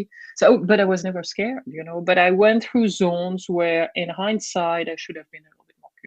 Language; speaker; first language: English; non-native, fluent; French